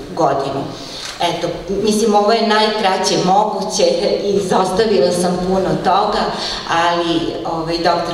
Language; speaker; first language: Serbian; native; Serbian